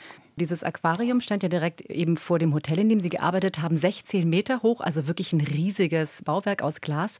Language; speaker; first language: German; native; German